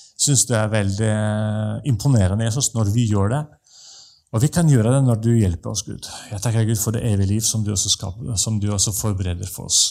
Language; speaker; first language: Norwegian; non-native, fluent; Russian